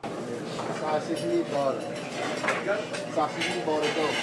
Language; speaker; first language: English; non-native, learner; Italian